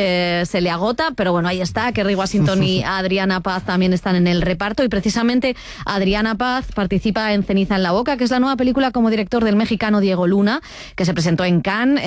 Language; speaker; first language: Spanish; native; Spanish